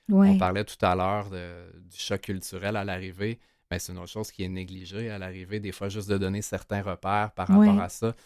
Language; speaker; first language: French; native; French